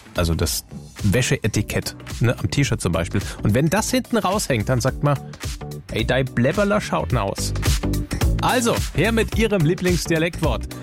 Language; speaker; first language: German; native; German